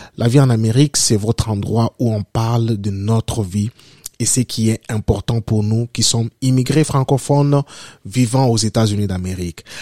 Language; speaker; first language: French; non-native, local second language; Lingala